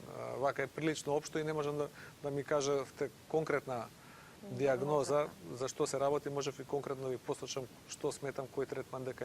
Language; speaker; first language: Macedonian; native; Macedonian